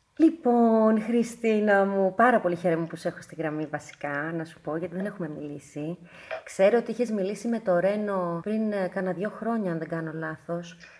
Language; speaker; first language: Greek; early bilingual, heritage; Greek